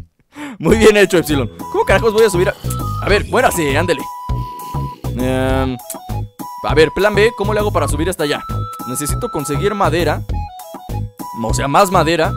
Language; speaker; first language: Spanish; native; Spanish